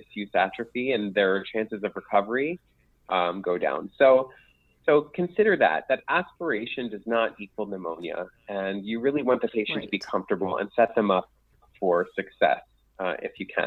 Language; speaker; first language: English; native; English